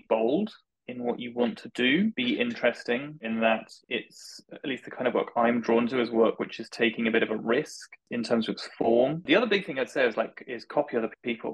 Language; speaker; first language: English; native; English